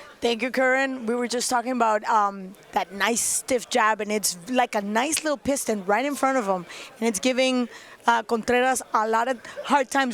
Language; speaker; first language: English; native; English